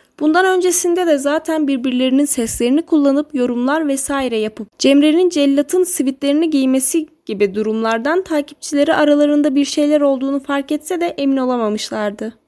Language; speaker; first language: Turkish; native; Turkish